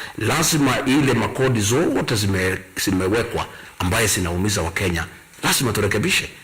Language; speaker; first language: Swahili; non-native, local second language; Kikuyu